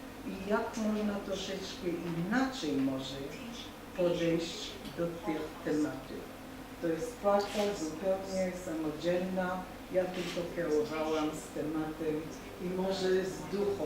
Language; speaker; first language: Polish; non-native, fluent; Hebrew